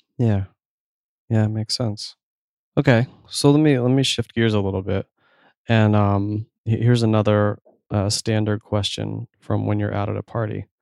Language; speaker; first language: English; native; English